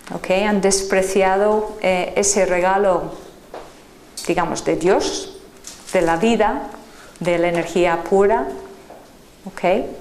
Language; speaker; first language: Spanish; non-native, fluent; English